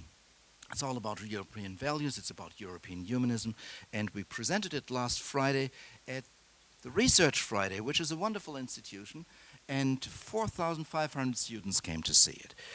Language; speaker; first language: English; non-native, fluent; German